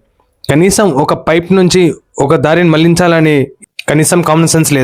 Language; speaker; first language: Telugu; native; Telugu